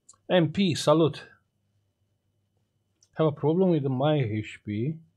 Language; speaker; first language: English; non-native, fluent; Romanian